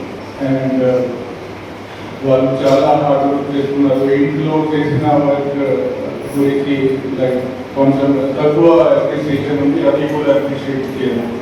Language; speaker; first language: Telugu; non-native, fluent; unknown